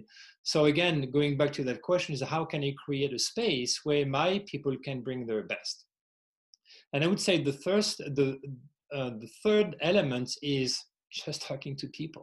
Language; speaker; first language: English; non-native, fluent; French